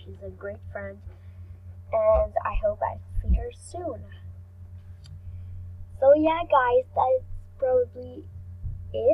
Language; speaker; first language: English; non-native, learner; French